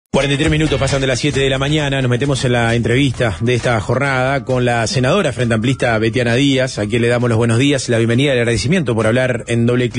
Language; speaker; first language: Spanish; native; Spanish